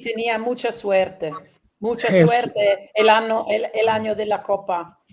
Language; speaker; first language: Spanish; non-native, learner; Italian